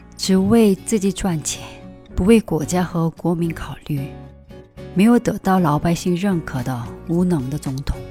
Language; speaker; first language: Chinese; non-native, fluent; Korean